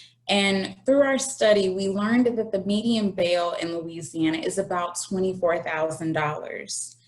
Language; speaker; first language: English; native; English